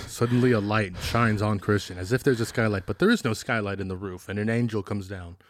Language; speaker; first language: English; native; English